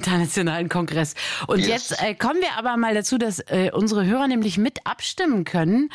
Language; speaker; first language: German; native; German